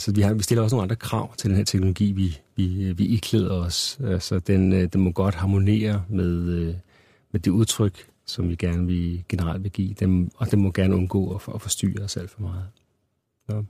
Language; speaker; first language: Danish; native; Danish